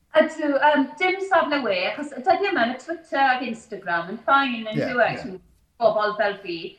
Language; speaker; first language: Welsh; non-native, local second language; English